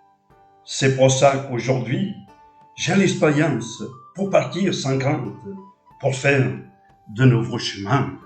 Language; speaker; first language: French; non-native, fluent; Portuguese